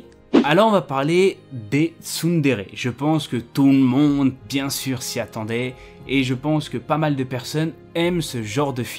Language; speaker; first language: French; native; French